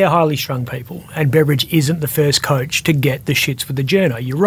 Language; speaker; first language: English; native; English